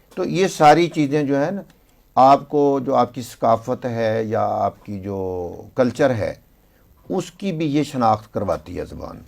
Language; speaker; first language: Urdu; non-native, local second language; Punjabi